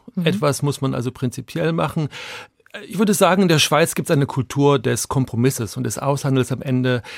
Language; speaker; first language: German; native; German